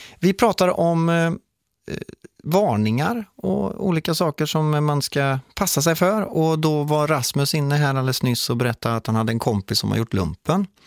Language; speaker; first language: Swedish; native; Swedish